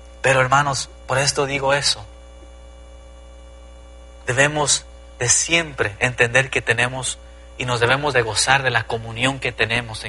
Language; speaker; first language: Spanish; early bilingual, heritage; Spanish